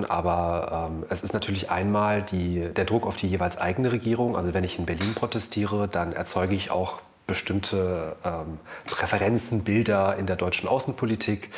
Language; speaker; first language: German; native; German